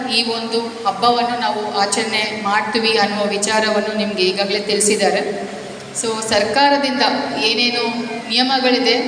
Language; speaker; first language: Kannada; native; Kannada